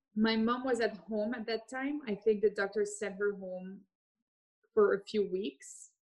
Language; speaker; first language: English; early bilingual, other home language; French